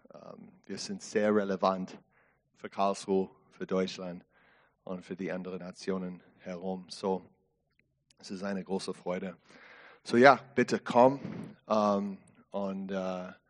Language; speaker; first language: German; non-native, learner; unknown